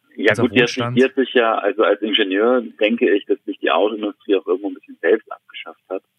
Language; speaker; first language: German; native; German